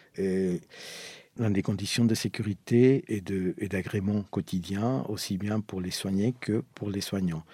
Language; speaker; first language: French; non-native, fluent; Spanish